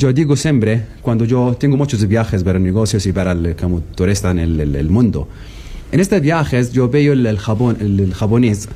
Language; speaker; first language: Spanish; non-native, learner; Arabic